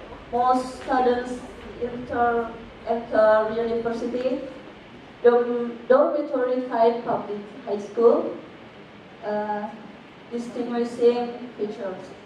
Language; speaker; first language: English; non-native, learner; Indonesian